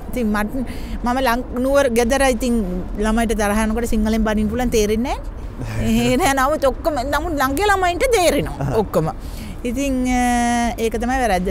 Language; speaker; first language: Sinhala; non-native, local second language; Tamil